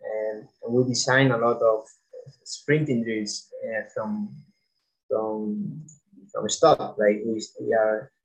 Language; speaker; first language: English; non-native, fluent; Spanish